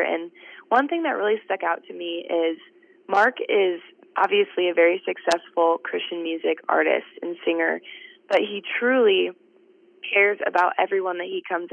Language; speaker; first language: English; native; English